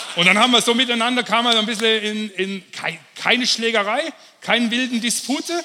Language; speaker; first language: German; native; German